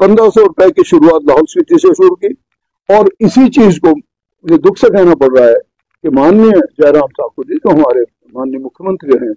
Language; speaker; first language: Hindi; native; Hindi